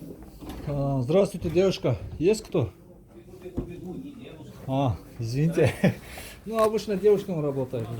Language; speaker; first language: Russian; non-native, local second language; Kyrgyz